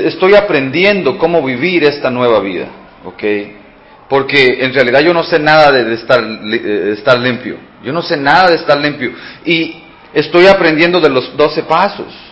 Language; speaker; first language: Spanish; early bilingual, heritage; Spanish